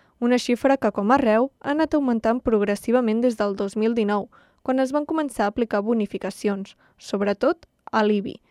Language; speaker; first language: Catalan; native; Catalan